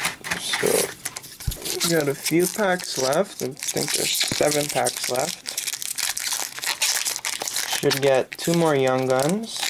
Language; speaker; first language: English; native; English